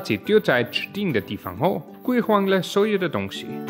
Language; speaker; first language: Chinese; native; Chinese